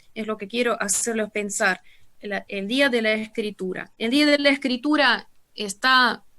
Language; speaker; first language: Spanish; non-native, fluent; Russian